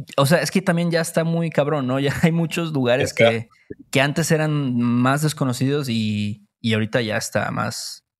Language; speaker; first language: Spanish; native; Spanish